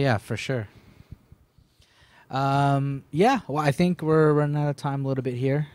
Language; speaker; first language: English; native; English